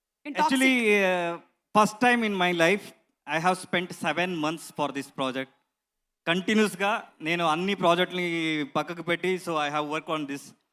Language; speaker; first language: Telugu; non-native, local second language; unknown